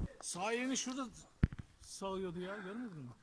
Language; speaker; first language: Turkish; native; Turkish